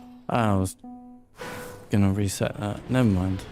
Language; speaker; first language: English; native; English